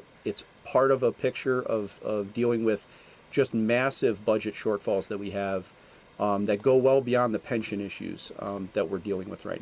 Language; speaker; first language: English; native; English